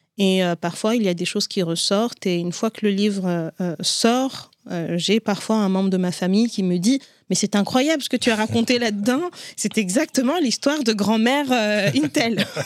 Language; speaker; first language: French; non-native, local second language; Ngazidja Comorian